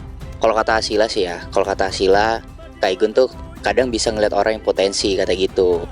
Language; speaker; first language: Indonesian; native; Indonesian